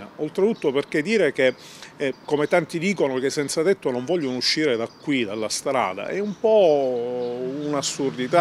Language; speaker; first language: Italian; native; Italian